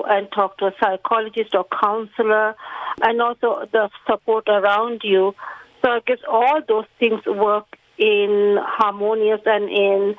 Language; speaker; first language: English; non-native, local second language; Sinhala